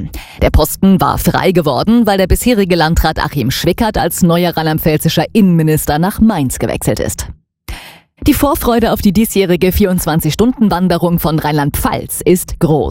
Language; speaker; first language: German; native; German